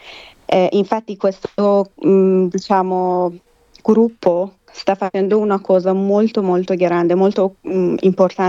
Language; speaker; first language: Italian; non-native, fluent; Persian